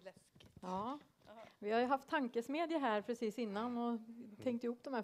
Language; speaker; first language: Swedish; native; Swedish